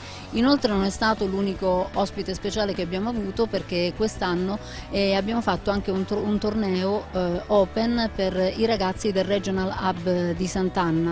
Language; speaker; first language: Italian; native; Italian